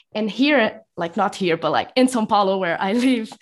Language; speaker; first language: English; non-native, fluent; Portuguese